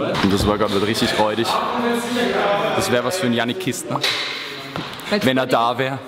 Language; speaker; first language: German; native; German